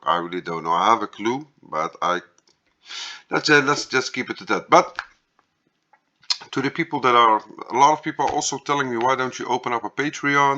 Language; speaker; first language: English; non-native, fluent; Dutch